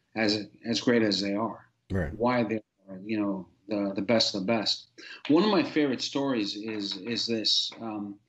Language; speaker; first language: English; native; English